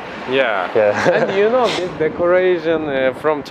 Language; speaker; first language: English; non-native, learner; Turkish